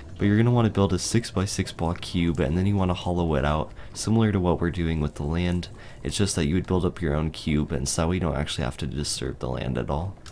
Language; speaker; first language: English; native; English